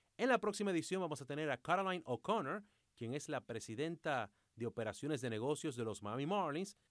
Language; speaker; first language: Spanish; native; Spanish